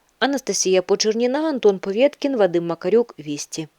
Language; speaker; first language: Ukrainian; native; Ukrainian